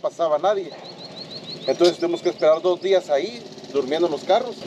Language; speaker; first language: Spanish; native; Spanish